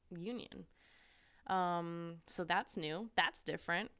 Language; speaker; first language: English; non-native, fluent; German